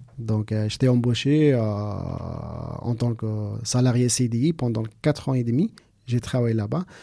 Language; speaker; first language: French; non-native, fluent; Persian